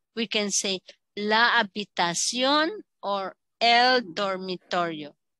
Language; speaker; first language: Spanish; non-native, fluent; Filipino